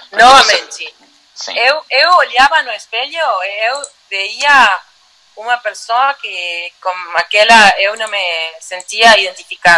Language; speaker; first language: Portuguese; non-native, learner; Spanish